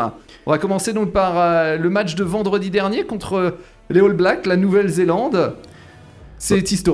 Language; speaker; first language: French; native; French